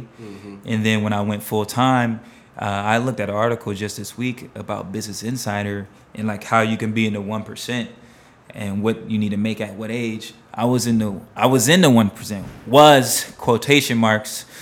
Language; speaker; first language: English; native; English